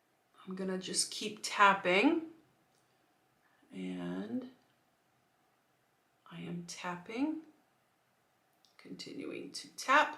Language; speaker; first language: English; native; English